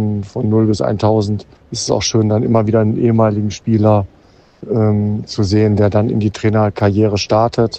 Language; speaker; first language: German; native; German